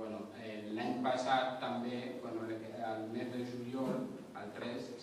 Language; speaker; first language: Catalan; non-native, fluent; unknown